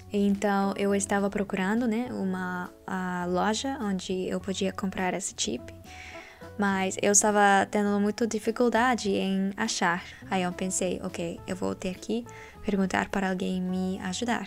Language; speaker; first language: Portuguese; non-native, learner; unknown